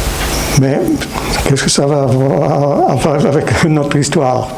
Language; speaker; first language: French; non-native, fluent; English